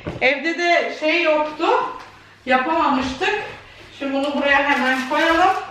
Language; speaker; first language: Turkish; early bilingual, heritage; Turkish